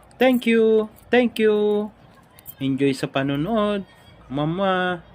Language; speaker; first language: Filipino; non-native, local second language; Romany